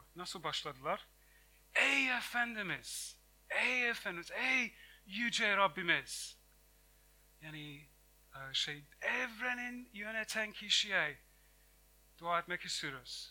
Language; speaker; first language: Turkish; non-native, fluent; English